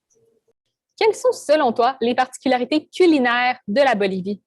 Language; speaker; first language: French; native; French